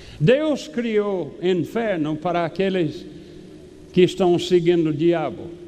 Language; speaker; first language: Portuguese; non-native, fluent; English